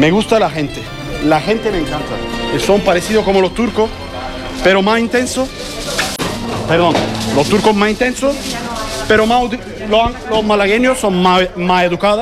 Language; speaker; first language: Spanish; non-native, learner; Turkish